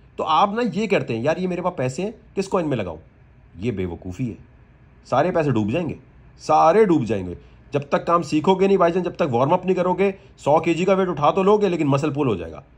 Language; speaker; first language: Urdu; native; Urdu